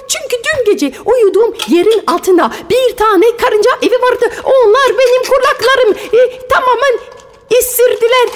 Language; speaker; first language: Turkish; non-native, fluent; French